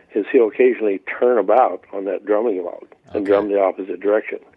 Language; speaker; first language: English; native; English